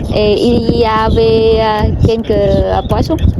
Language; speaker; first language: French; non-native, learner; Vietnamese